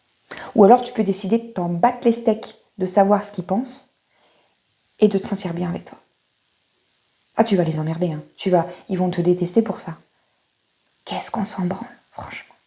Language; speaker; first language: French; native; French